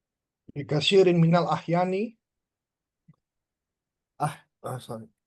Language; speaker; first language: Arabic; non-native, learner; Indonesian